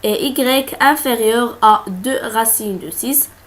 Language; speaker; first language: French; non-native, local second language; Arabic